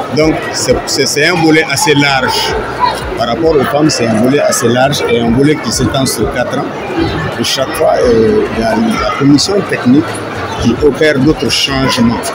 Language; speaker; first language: French; non-native, local second language; Bambara